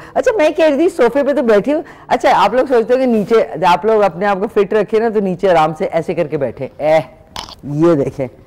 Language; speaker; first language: Urdu; native; Urdu